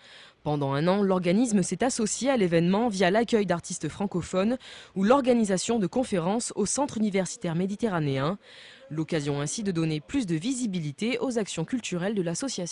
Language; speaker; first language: French; native; French